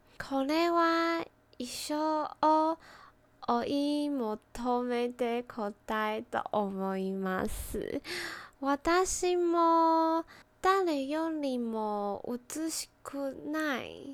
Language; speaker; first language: Japanese; non-native, learner; Chinese